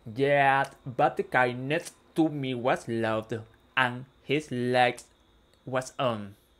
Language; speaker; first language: English; non-native, learner; Spanish